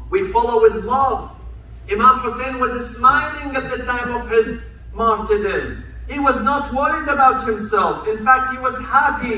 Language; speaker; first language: English; non-native, fluent; Arabic